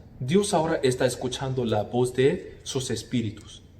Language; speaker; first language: Spanish; non-native, fluent; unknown